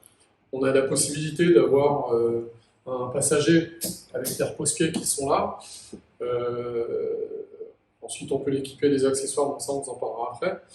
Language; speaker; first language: French; native; French